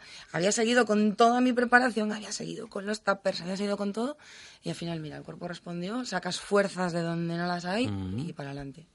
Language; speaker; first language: Spanish; native; Spanish